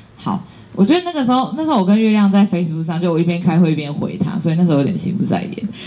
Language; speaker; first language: Chinese; native; Chinese